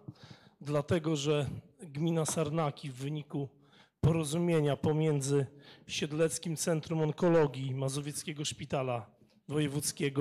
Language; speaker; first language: Polish; native; Polish